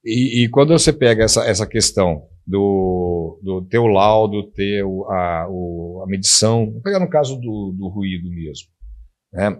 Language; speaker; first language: Portuguese; native; Portuguese